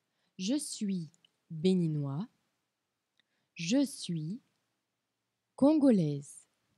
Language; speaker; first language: French; non-native, fluent; Portuguese